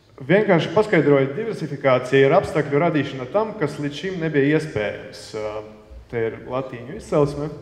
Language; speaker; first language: Latvian; non-native, local second language; Russian